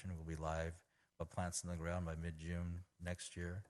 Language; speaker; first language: English; native; English